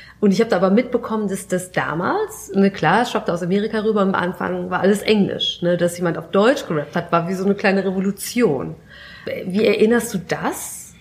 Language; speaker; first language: German; native; German